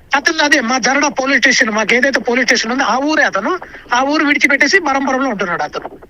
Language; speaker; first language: Telugu; native; Telugu